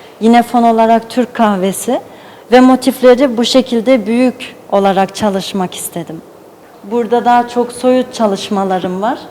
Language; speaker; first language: Turkish; early bilingual, heritage; Turkish